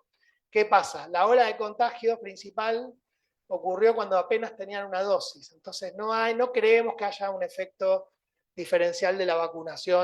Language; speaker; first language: Spanish; native; Spanish